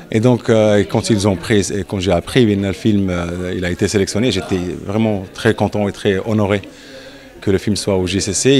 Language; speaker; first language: French; non-native, local second language; Arabic